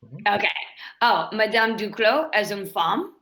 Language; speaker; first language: French; non-native, learner; English